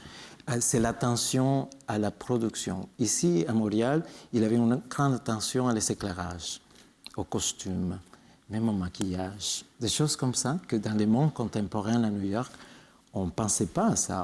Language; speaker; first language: French; non-native, fluent; Spanish